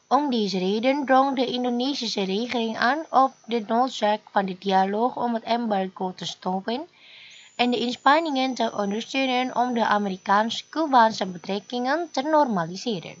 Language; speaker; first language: Dutch; non-native, fluent; Indonesian